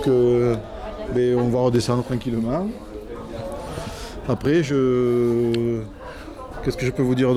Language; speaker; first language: French; native; French